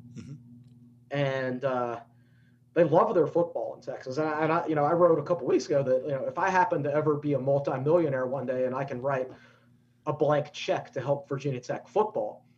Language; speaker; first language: English; native; English